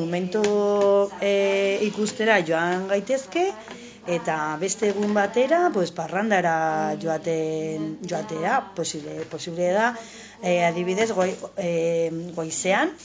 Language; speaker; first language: Basque; non-native, learner; Spanish